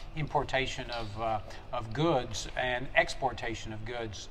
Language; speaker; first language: English; early bilingual, other home language; Spanish